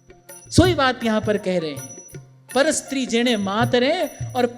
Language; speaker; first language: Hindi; native; Hindi